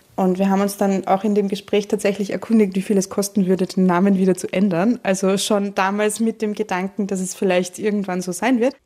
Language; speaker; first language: German; native; German